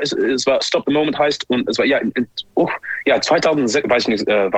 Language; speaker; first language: German; non-native, fluent; English